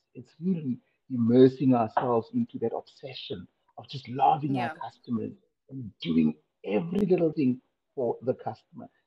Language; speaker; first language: English; non-native, local second language; Tswana